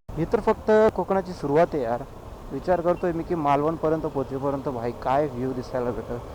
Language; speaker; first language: Marathi; non-native, local second language; Lambadi